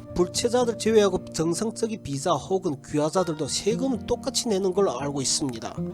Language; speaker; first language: Korean; early bilingual, heritage; Korean